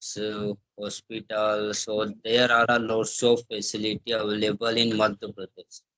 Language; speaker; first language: English; non-native, learner; Hindi